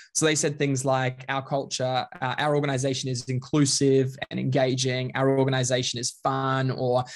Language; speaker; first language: English; native; English